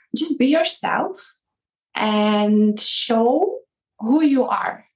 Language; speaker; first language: English; non-native, fluent; Ukrainian